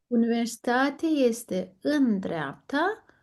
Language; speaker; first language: Romanian; non-native, learner; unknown